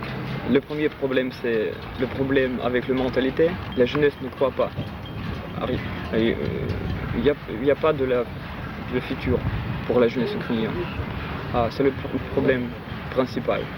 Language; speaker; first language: French; non-native, fluent; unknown